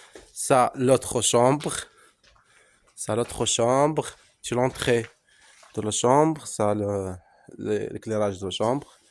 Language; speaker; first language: French; non-native, local second language; Arabic